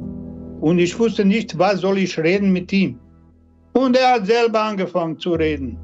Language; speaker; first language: German; non-native, learner; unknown